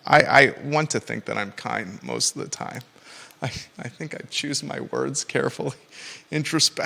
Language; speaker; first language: English; native; English